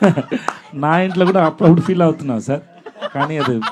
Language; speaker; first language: Telugu; non-native, learner; Tamil